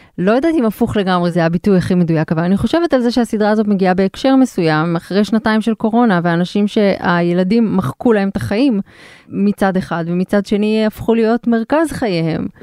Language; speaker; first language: Hebrew; native; Hebrew